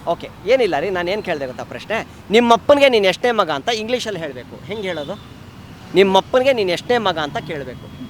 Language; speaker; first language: Kannada; native; Kannada